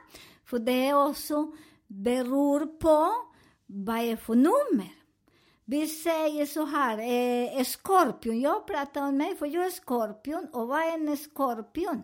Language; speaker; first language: Swedish; non-native, learner; Spanish